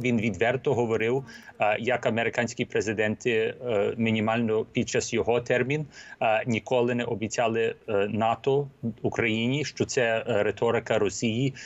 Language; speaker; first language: Ukrainian; early bilingual, heritage; Ukrainian